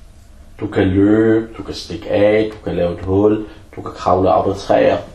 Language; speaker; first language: Danish; early bilingual, other home language; Arabic